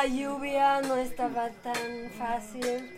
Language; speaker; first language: Spanish; non-native, learner; German